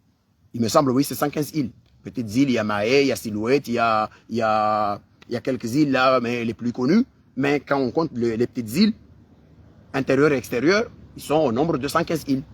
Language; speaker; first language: French; non-native, local second language; Comorian